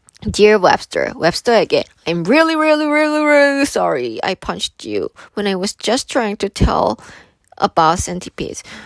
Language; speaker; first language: English; non-native, fluent; Korean